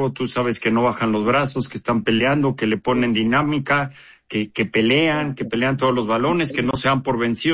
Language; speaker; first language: Spanish; native; Spanish